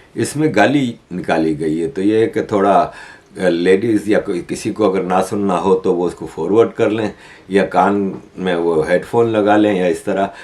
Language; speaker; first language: Urdu; native; Urdu